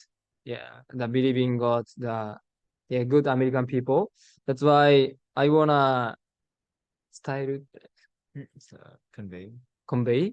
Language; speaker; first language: English; non-native, learner; Japanese